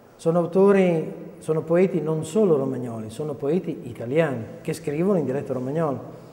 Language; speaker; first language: Italian; non-native, local second language; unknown